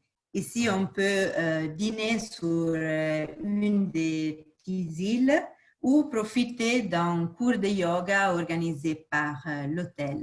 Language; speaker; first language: French; non-native, fluent; Portuguese